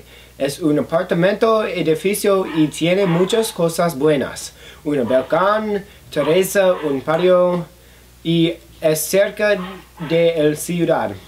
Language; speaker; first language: Spanish; non-native, learner; English